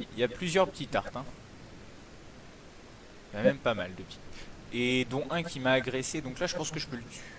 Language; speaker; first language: French; native; French